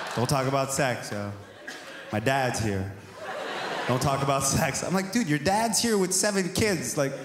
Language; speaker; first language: English; native; English